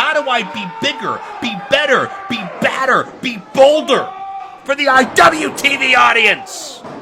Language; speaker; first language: English; native; English